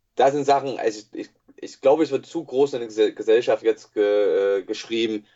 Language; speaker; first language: German; non-native, fluent; English